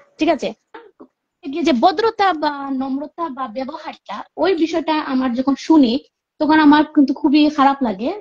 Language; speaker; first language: Bangla; native; Bangla